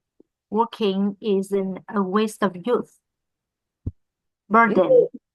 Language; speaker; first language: English; non-native, learner; Vietnamese